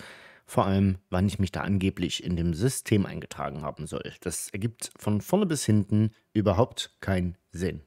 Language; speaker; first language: German; native; German